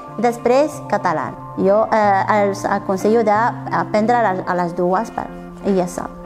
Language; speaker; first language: Catalan; non-native, learner; Arabic